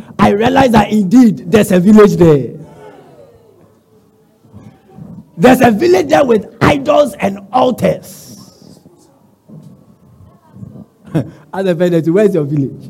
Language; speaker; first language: English; non-native, local second language; Ga